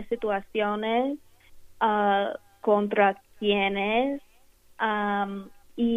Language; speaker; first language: Spanish; non-native, fluent; English